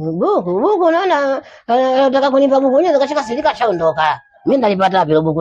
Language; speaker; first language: Swahili; native; Swahili